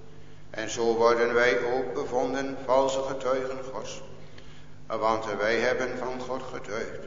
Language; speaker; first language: Dutch; native; Dutch